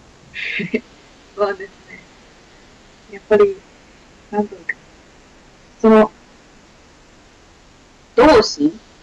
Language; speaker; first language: Japanese; non-native, fluent; Chinese